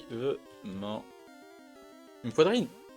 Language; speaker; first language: French; native; French